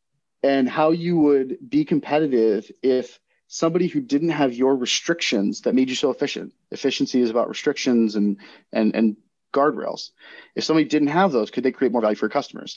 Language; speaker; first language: English; native; English